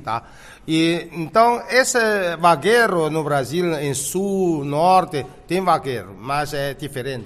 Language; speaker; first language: Portuguese; non-native, fluent; Chinese